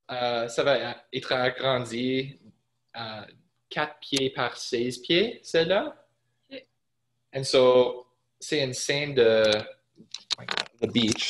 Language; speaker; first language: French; early bilingual, heritage; English